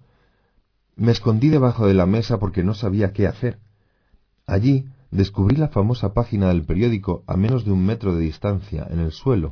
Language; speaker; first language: Spanish; native; Spanish